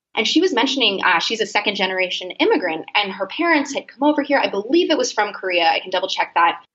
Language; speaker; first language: English; native; English